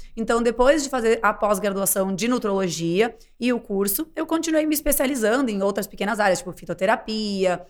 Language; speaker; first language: Portuguese; native; Portuguese